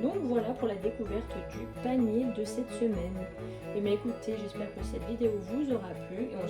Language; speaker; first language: French; native; French